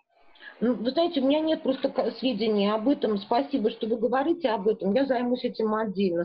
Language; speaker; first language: Russian; native; Russian